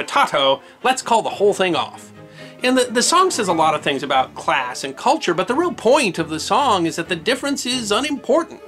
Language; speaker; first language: English; native; English